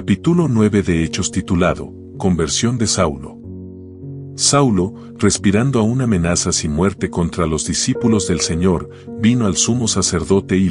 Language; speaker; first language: Spanish; native; Spanish